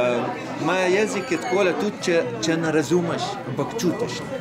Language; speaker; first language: Slovenian; non-native, fluent; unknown